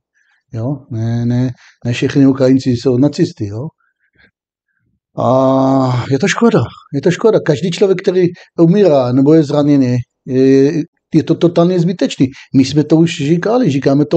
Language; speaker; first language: Czech; non-native, fluent; Hebrew